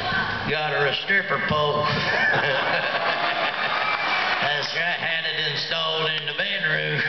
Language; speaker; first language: English; native; English